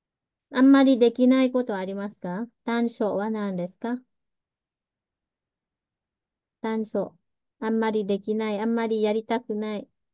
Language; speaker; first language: Japanese; early bilingual, heritage; Vietnamese